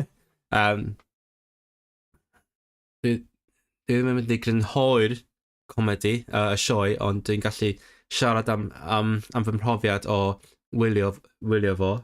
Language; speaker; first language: Welsh; non-native, learner; Cantonese